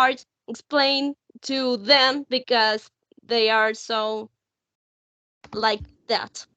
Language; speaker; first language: English; non-native, learner; Spanish